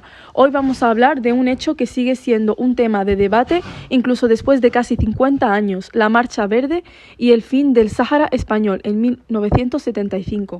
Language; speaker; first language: Spanish; early bilingual, other home language; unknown